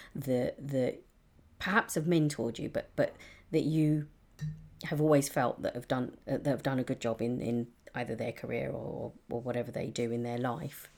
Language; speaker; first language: English; native; English